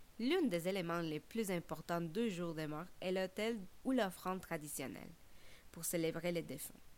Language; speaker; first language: French; non-native, fluent; Spanish